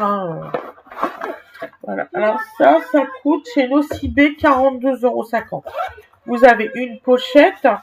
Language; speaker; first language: French; native; French